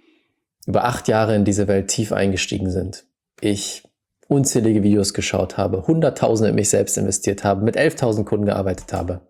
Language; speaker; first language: German; native; German